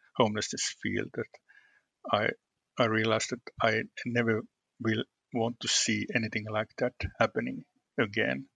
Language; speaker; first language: English; non-native, fluent; Finnish